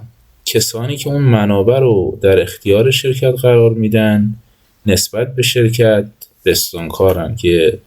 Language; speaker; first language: Persian; native; Persian